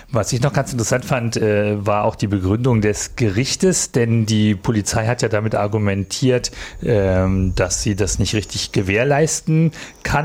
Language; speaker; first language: German; native; German